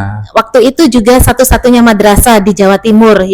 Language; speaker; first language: Indonesian; native; Indonesian